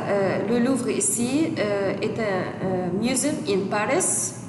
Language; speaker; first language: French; non-native, fluent; Arabic